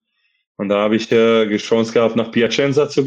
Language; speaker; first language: German; non-native, fluent; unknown